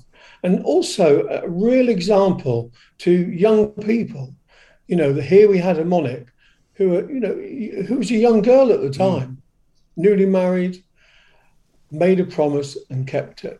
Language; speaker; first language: English; native; English